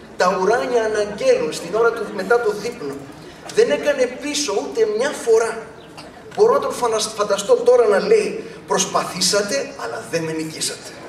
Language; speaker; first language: Greek; early bilingual, other home language; English